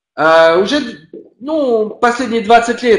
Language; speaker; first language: Russian; non-native, learner; French